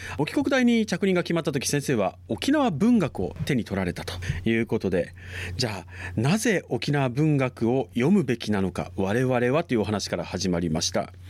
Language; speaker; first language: Japanese; native; Japanese